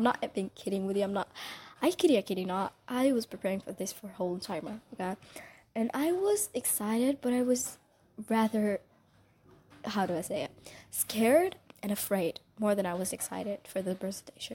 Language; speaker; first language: English; non-native, fluent; Somali